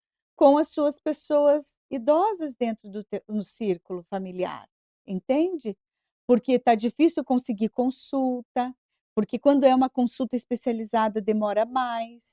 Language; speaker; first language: Portuguese; native; Portuguese